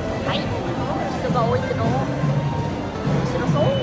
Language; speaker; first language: Japanese; non-native, learner; German